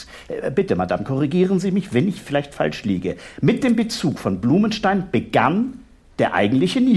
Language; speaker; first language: German; native; German